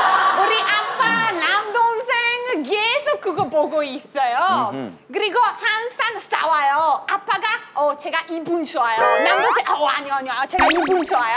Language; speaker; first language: Korean; non-native, learner; Italian